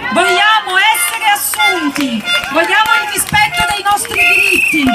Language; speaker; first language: Italian; native; Italian